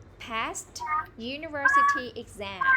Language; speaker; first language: English; non-native, fluent; Vietnamese